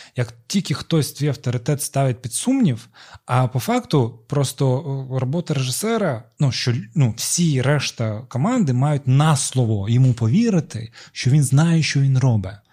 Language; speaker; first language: Ukrainian; non-native, local second language; Russian